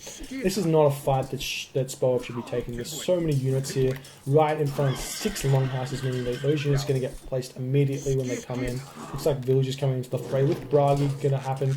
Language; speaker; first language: English; native; English